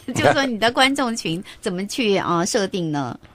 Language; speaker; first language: Chinese; native; Chinese